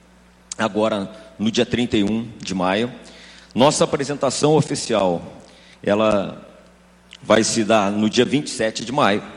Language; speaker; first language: Portuguese; native; Portuguese